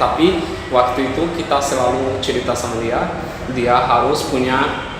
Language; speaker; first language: Indonesian; non-native, fluent; Portuguese